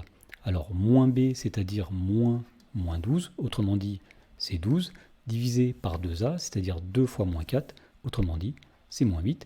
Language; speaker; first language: French; native; French